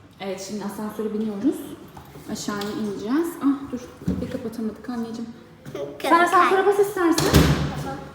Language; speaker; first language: Turkish; native; Turkish